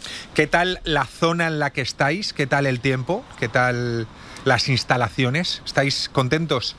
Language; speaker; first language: Spanish; native; Spanish